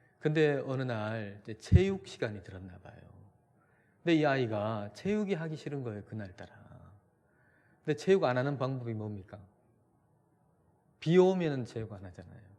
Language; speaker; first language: Korean; native; Korean